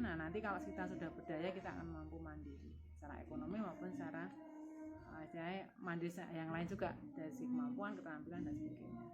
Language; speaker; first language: Indonesian; native; Indonesian